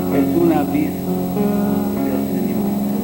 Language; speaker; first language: Spanish; non-native, learner; English